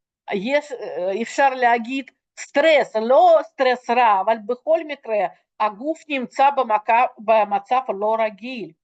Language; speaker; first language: Hebrew; non-native, fluent; Russian